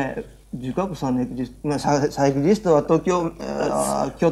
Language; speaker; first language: French; non-native, learner; Japanese